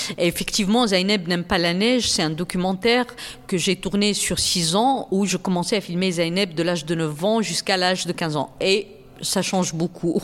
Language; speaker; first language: French; non-native, local second language; Arabic